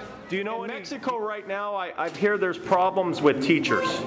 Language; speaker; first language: English; native; English